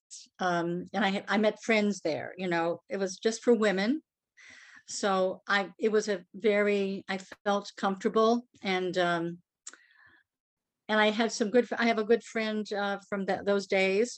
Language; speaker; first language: English; native; English